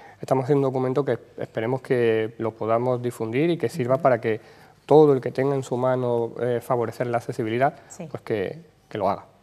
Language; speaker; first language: Spanish; native; Spanish